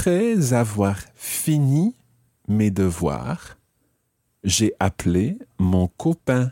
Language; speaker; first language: French; non-native, fluent; English